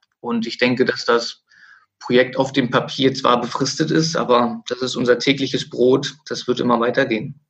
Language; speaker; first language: German; native; German